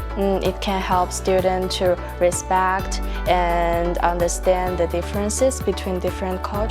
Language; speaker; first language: English; non-native, fluent; Chinese